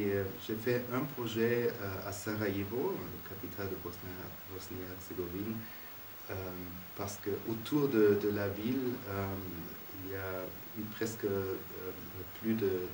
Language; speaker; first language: French; non-native, fluent; German